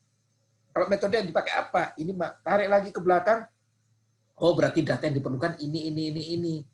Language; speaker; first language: Indonesian; non-native, local second language; Javanese